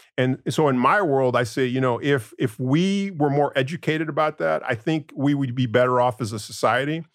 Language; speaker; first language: English; non-native, fluent; Spanish